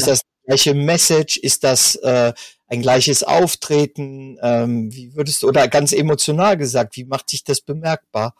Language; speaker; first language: German; native; German